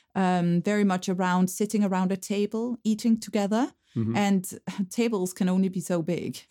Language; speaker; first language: English; non-native, fluent; Danish